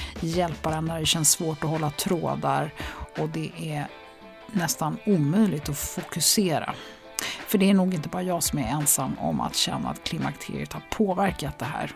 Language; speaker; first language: Swedish; native; Swedish